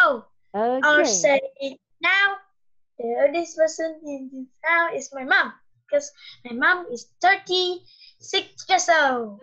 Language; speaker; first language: English; non-native, learner; Vietnamese